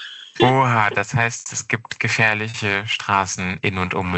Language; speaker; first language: German; native; German